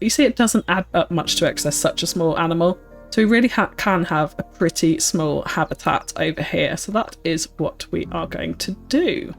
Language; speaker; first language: English; native; English